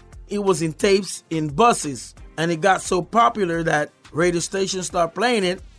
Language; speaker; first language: English; non-native, fluent; Spanish